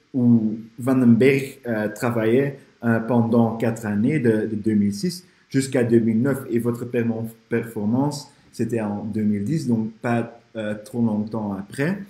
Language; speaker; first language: French; non-native, fluent; Dutch